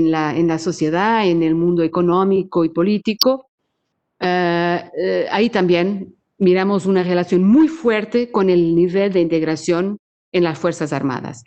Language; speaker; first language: Spanish; non-native, fluent; Portuguese